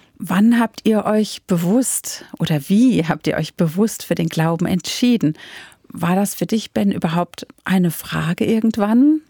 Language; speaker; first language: German; native; German